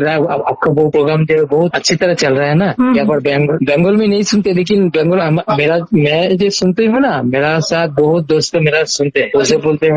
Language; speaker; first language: Hindi; non-native, local second language; Bangla